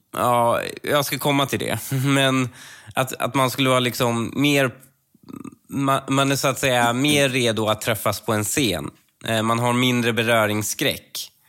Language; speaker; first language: Swedish; early bilingual, other home language; Persian